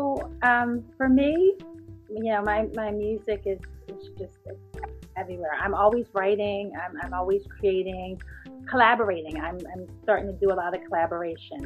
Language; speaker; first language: English; native; English